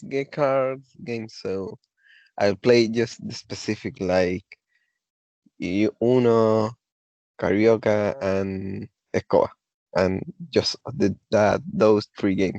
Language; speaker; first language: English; non-native, learner; Spanish